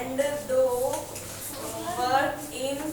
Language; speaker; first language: English; non-native, local second language; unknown